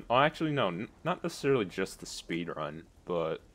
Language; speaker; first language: English; native; English